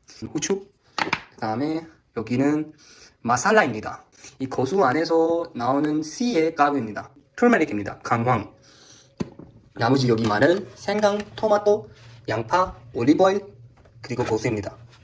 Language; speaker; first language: Korean; non-native, fluent; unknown